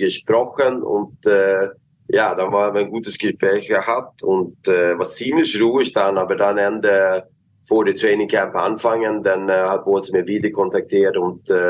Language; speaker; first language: German; non-native, learner; Swedish